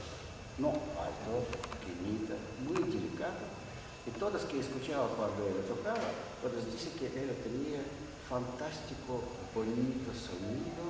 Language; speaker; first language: Spanish; non-native, learner; Russian